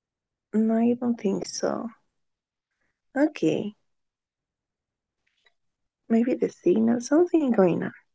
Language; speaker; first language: English; non-native, learner; Spanish